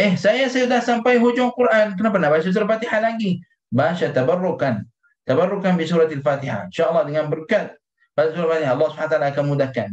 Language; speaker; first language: Malay; non-native, fluent; Arabic